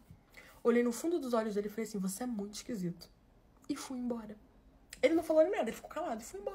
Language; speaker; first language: Portuguese; native; Portuguese